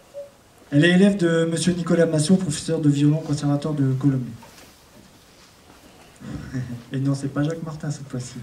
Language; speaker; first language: French; native; French